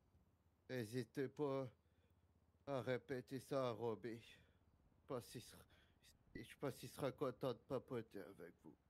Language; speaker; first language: French; native; French